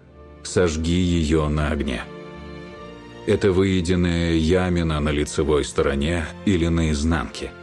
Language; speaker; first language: Russian; native; Russian